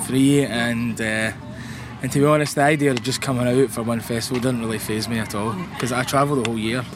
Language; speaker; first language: English; native; English